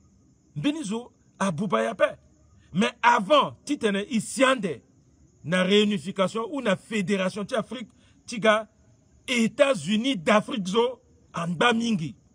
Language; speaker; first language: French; non-native, local second language; Sango